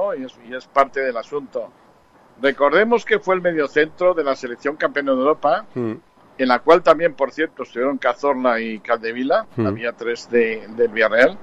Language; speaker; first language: Spanish; native; Spanish